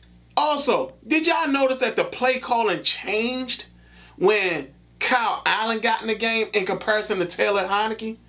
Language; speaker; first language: English; native; English